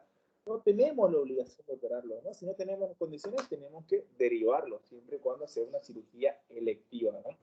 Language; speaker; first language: Spanish; native; Spanish